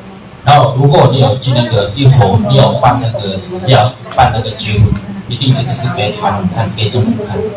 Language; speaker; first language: Chinese; non-native, learner; Indonesian